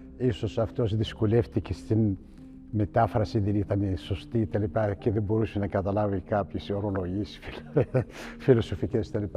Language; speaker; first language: Greek; non-native, fluent; Arabic